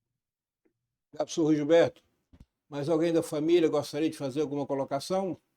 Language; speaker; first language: Portuguese; native; Portuguese